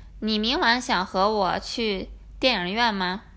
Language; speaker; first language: Chinese; non-native, learner; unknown